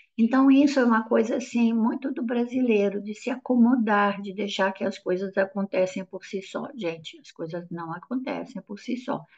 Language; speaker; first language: Portuguese; non-native, fluent; Italian